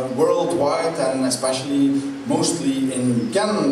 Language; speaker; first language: English; non-native, fluent; Dutch